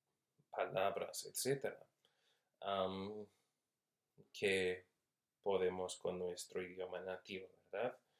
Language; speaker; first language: Spanish; non-native, fluent; English